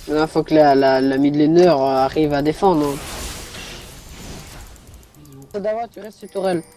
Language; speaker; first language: French; native; French